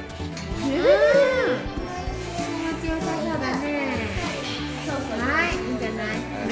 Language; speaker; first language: Japanese; native; Japanese